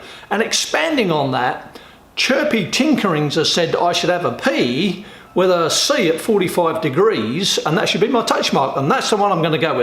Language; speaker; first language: English; native; English